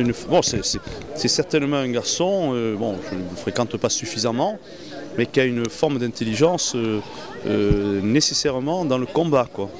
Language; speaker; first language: French; native; French